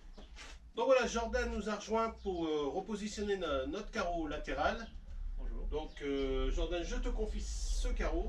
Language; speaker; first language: French; native; French